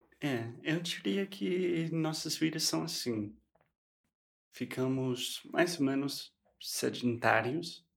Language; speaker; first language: Portuguese; non-native, fluent; English